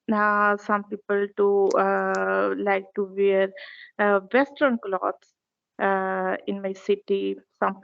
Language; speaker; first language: English; non-native, learner; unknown